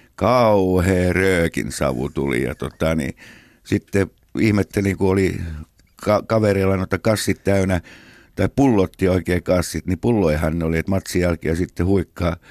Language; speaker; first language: Finnish; native; Finnish